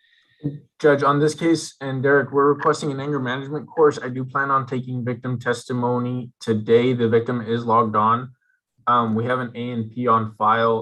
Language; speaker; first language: English; native; English